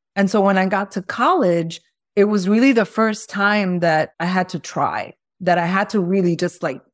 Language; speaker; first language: English; early bilingual, other home language; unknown